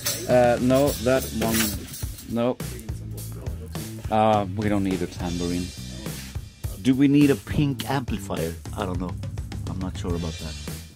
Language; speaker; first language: English; non-native, fluent; Swedish